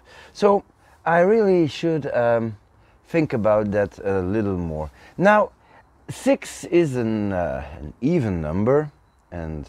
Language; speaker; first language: English; non-native, fluent; Dutch